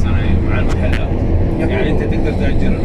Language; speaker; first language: Arabic; native; Arabic